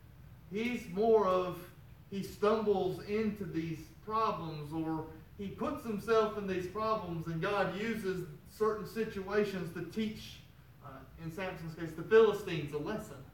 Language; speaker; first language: English; native; English